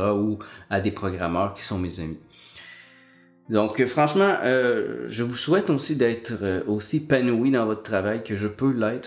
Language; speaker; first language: French; native; French